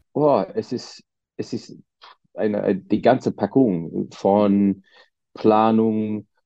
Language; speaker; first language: German; non-native, fluent; English